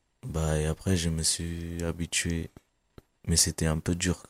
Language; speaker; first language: French; non-native, fluent; Kabuverdianu